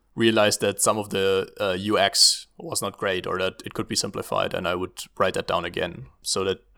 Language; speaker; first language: English; non-native, fluent; German